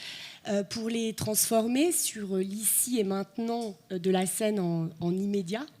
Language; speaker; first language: French; native; French